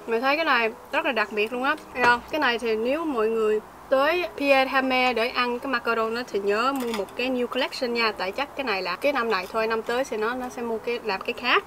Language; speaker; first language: Vietnamese; early bilingual, heritage; Vietnamese